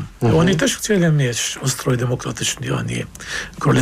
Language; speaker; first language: Polish; non-native, fluent; Arabic